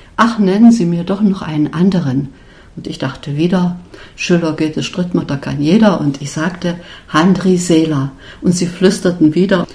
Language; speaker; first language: German; non-native, local second language; Upper Sorbian